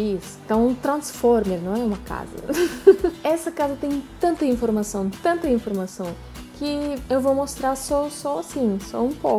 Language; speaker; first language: Portuguese; non-native, fluent; Russian